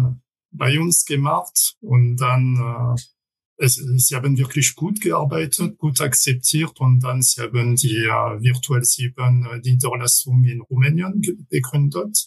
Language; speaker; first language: German; non-native, fluent; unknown